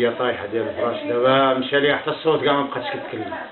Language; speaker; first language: Arabic; native; Arabic